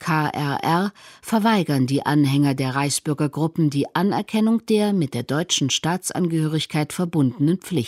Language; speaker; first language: German; native; German